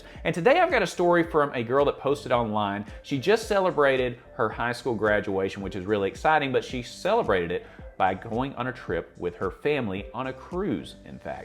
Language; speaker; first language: English; native; English